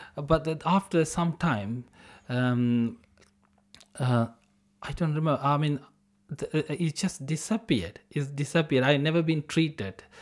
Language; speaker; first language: English; non-native, local second language; Tamil